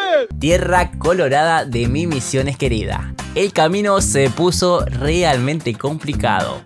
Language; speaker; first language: Spanish; native; Spanish